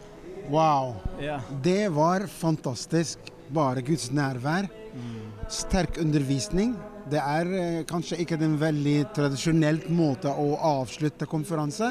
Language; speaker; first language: Norwegian; non-native, fluent; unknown